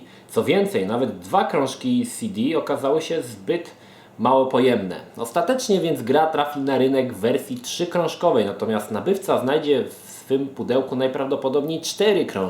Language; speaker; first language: Polish; native; Polish